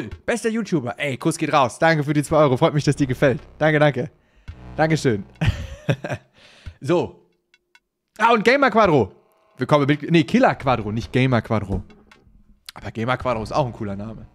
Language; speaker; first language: German; native; German